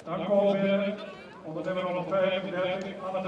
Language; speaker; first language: Dutch; native; Dutch